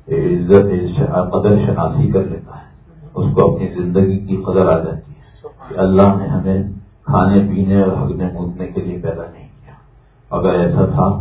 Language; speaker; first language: Urdu; native; Urdu